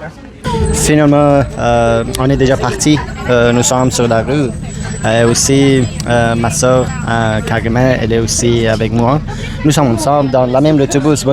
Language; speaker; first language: French; non-native, learner; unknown